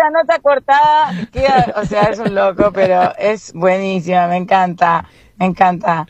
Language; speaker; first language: Spanish; native; Spanish